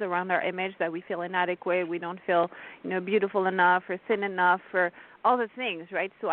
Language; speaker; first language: English; non-native, fluent; French